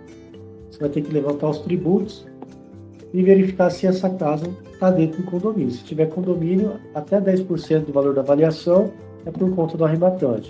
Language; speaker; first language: Portuguese; native; Portuguese